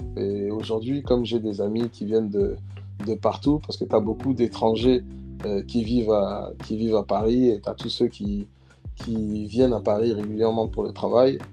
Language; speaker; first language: French; early bilingual, other home language; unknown